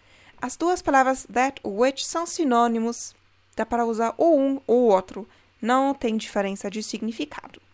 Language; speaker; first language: Portuguese; non-native, fluent; German